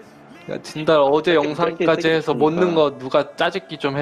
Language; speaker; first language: Korean; native; Korean